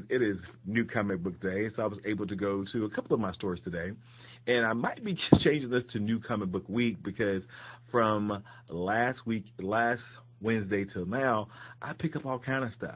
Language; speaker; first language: English; native; English